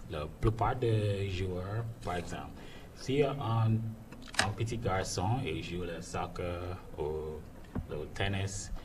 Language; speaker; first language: French; non-native, learner; English